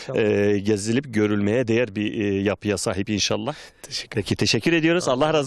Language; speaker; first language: Turkish; native; Turkish